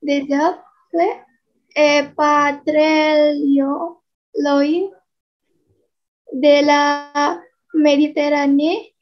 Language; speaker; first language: French; non-native, learner; Indonesian